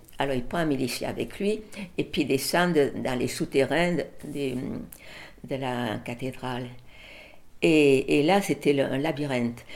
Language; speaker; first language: French; early bilingual, other home language; Catalan